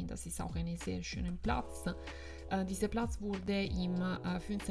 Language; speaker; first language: German; non-native, fluent; Italian